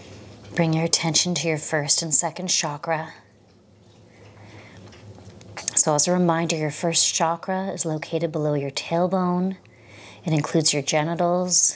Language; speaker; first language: English; native; English